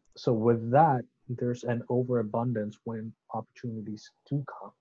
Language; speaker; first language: English; non-native, local second language; Bangla